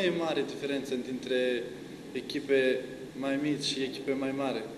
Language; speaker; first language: Romanian; non-native, learner; Bosnian